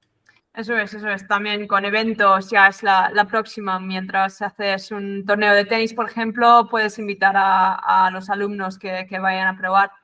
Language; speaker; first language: Spanish; non-native, fluent; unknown